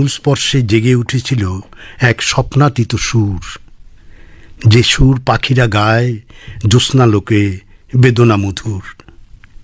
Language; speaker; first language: Bangla; native; Bangla